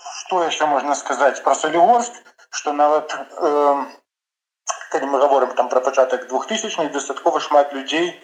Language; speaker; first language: Belarusian; non-native, local second language; Russian